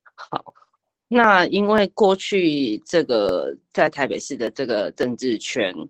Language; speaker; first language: Chinese; native; Chinese